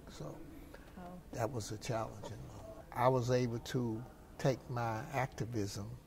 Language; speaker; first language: English; native; English